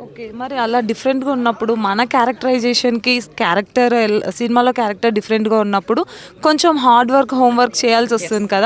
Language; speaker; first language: Telugu; native; Telugu